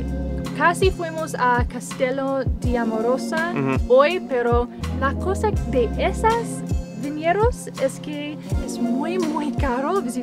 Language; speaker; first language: Spanish; non-native, fluent; English